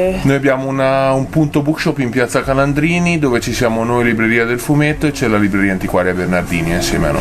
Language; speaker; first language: Italian; native; Italian